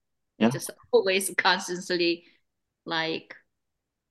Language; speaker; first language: English; non-native, fluent; Korean